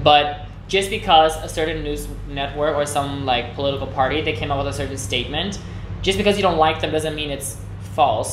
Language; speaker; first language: English; native; English